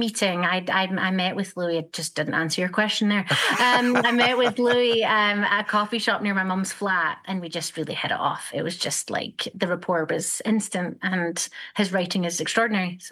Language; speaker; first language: English; native; English